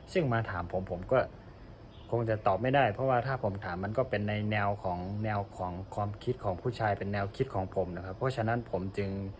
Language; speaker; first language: Thai; non-native, local second language; Shan